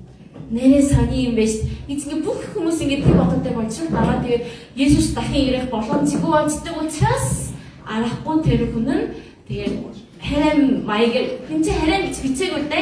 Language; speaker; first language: Mongolian; non-native, fluent; Korean